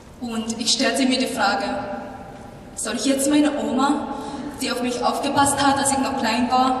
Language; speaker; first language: German; non-native, fluent; Filipino